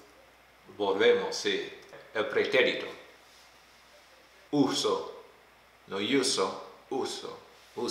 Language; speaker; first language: Spanish; non-native, fluent; English